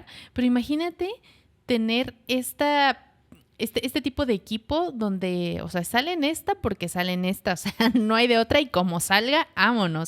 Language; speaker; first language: Spanish; native; Spanish